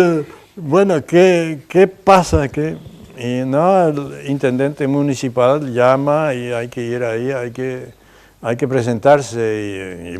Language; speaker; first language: Spanish; non-native, local second language; Plautdietsch